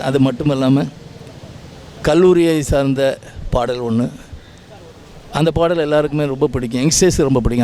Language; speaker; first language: Tamil; native; Tamil